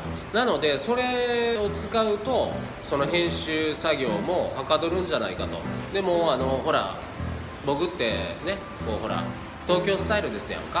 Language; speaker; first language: Japanese; native; Japanese